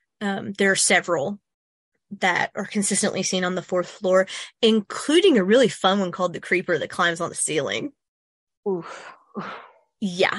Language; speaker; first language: English; native; English